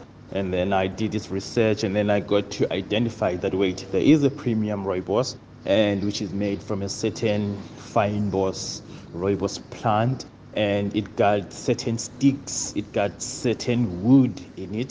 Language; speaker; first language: English; non-native, local second language; Xhosa